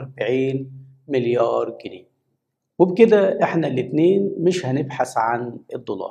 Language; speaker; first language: Arabic; native; Arabic